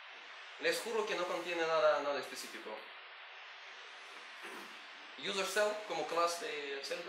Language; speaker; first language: Spanish; non-native, learner; Russian